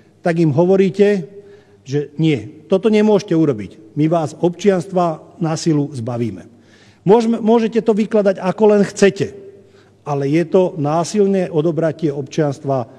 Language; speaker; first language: Slovak; non-native, local second language; Hungarian